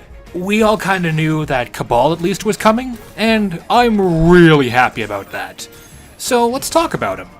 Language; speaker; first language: English; native; English